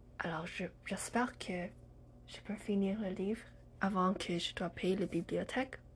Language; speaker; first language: French; non-native, learner; English